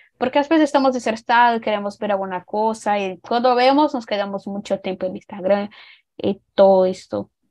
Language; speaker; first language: Spanish; non-native, learner; Portuguese